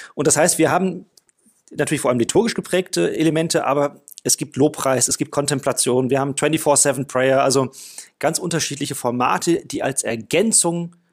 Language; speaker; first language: German; non-native, fluent; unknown